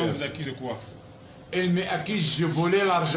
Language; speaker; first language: French; non-native, learner; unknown